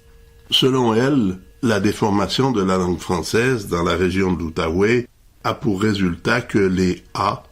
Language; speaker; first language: French; native; French